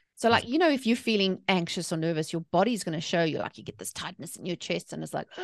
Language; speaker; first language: English; native; English